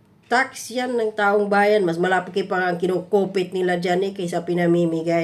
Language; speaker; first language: Filipino; non-native, local second language; Cebuano